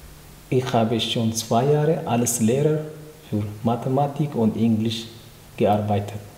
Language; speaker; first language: German; non-native, learner; Tigrinya